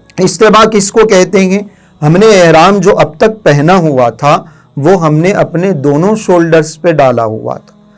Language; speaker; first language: Urdu; native; Urdu